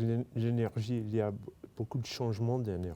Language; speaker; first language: French; non-native, fluent; English